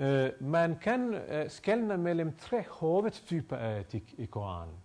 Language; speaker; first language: Danish; non-native, fluent; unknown